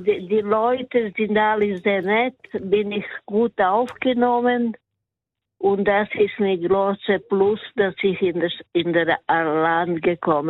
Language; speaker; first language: German; non-native, learner; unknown